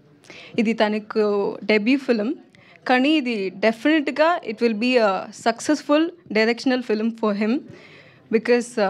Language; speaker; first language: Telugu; non-native, local second language; Tamil